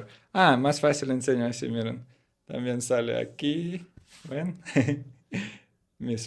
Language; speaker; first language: Spanish; non-native, learner; Russian